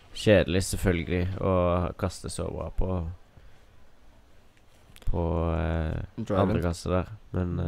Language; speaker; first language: Norwegian; native; Norwegian